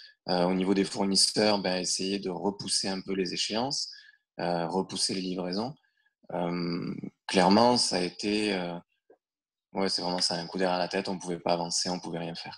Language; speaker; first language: French; native; French